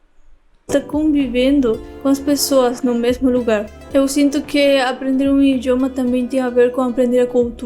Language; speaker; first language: Portuguese; non-native, fluent; Spanish